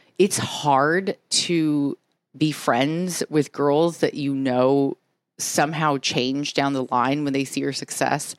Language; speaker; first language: English; early bilingual, other home language; Japanese